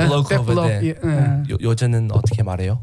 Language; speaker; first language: Korean; non-native, learner; English